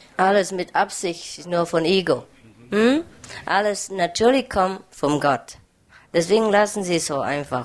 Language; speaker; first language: German; non-native, fluent; Vietnamese